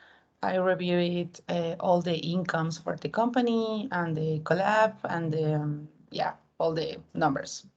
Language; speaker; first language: English; non-native, learner; Spanish